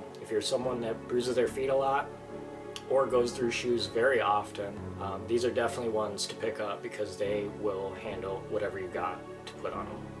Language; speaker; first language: English; native; English